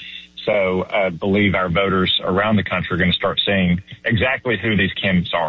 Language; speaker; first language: English; native; English